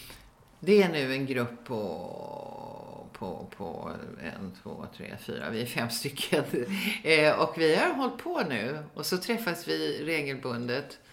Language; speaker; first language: Swedish; native; Swedish